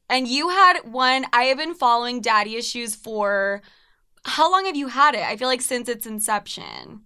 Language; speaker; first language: English; native; English